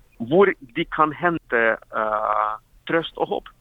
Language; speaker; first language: Norwegian; non-native, fluent; Ukrainian